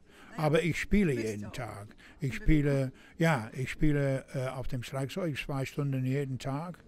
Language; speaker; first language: German; non-native, fluent; English